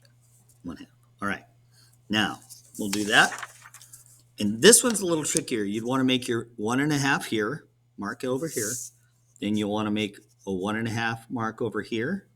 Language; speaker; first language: English; native; English